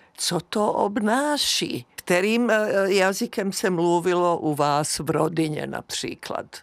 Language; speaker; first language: Czech; non-native, fluent; Serbian